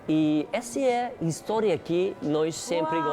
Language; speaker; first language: Portuguese; non-native, learner; Turkish